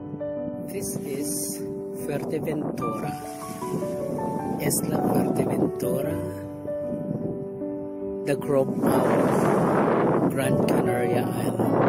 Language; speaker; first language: English; non-native, learner; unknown